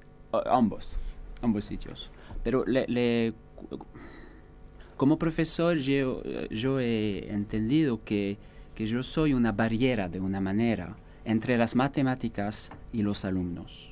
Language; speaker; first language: Spanish; non-native, fluent; French